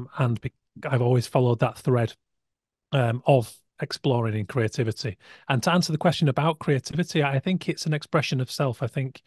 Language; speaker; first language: English; native; English